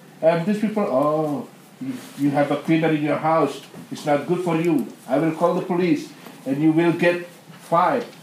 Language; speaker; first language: English; non-native, learner; Indonesian